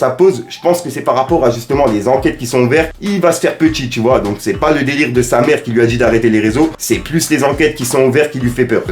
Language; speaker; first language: French; native; French